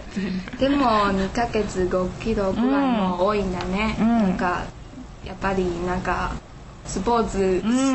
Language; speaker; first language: Japanese; non-native, learner; Chinese